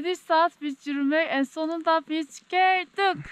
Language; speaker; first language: Turkish; non-native, learner; Korean